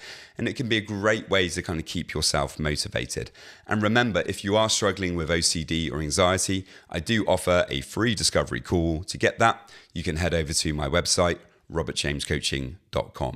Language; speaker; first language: English; native; English